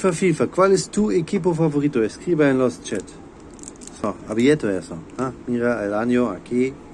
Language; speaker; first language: Spanish; non-native, learner; German